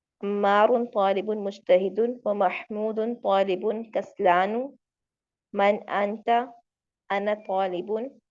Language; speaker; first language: Arabic; non-native, learner; Hindi